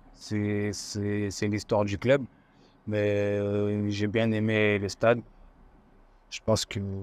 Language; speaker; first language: French; native; French